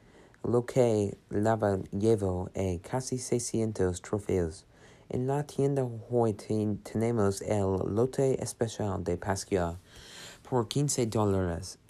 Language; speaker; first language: Spanish; non-native, learner; English